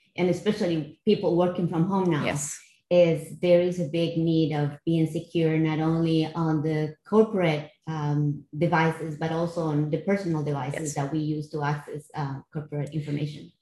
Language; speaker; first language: English; non-native, fluent; Spanish